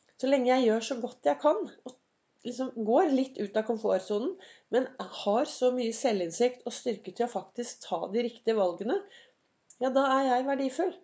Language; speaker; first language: Norwegian; native; Norwegian